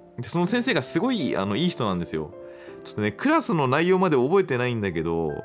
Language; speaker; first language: Japanese; native; Japanese